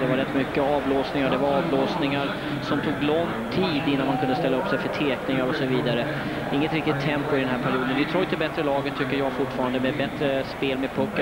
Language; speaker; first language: Swedish; native; Swedish